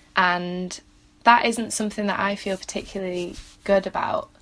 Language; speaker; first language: English; native; English